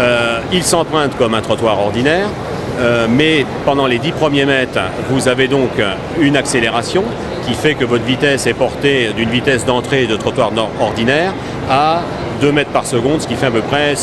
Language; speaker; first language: French; native; French